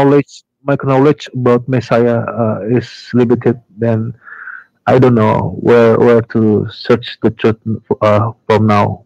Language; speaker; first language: English; non-native, learner; Indonesian